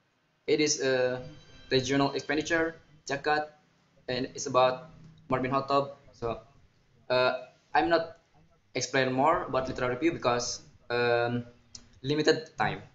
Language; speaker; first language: English; non-native, learner; Indonesian